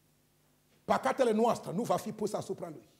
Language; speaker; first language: Romanian; non-native, learner; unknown